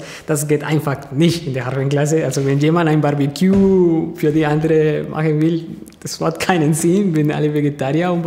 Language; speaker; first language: German; non-native, fluent; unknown